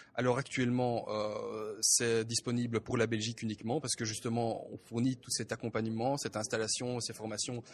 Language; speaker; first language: French; native; French